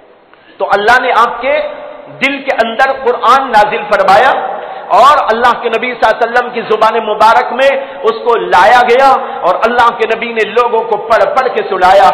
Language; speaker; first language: Urdu; native; Urdu